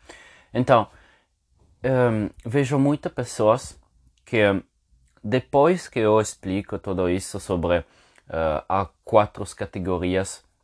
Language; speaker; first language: Portuguese; non-native, fluent; Spanish